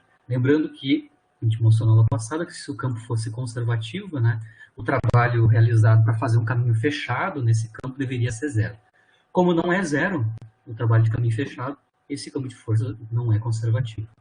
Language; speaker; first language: Portuguese; native; Portuguese